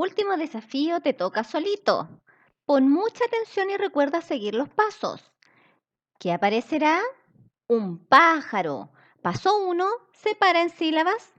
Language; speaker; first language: Spanish; native; Spanish